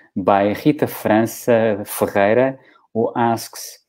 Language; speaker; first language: English; non-native, fluent; Portuguese